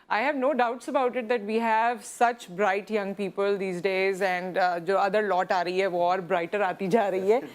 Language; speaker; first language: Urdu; native; Urdu